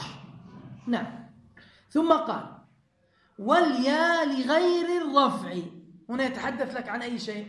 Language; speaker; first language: Arabic; native; Arabic